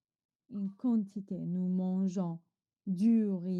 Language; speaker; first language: French; non-native, fluent; Chinese